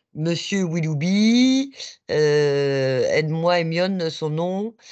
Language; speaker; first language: French; native; French